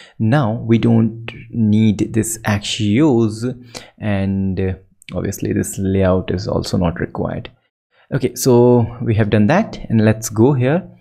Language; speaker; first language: English; non-native, local second language; Hindi